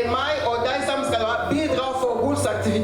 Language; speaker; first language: Danish; non-native, learner; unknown